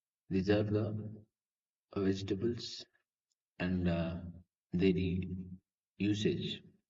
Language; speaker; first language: English; non-native, local second language; Telugu